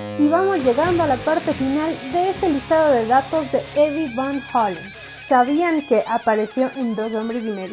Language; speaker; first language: Spanish; native; Spanish